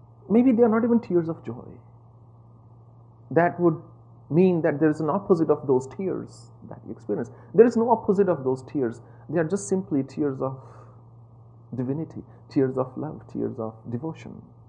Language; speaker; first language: English; non-native, local second language; Hindi